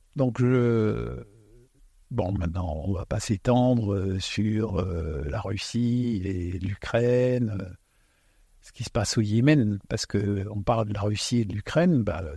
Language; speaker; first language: French; non-native, local second language; Swiss German